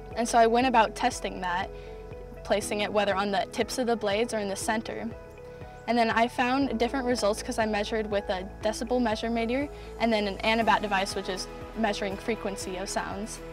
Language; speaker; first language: English; native; English